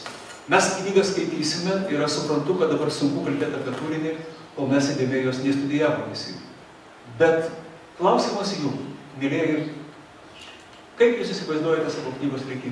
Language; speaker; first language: Lithuanian; native; Lithuanian